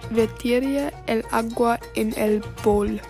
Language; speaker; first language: Spanish; non-native, learner; English